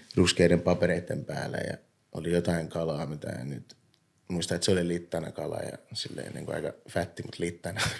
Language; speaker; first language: Finnish; early bilingual, other home language; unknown